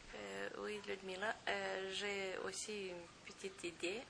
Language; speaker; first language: French; non-native, fluent; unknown